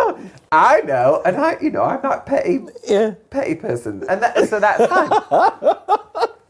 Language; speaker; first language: English; native; English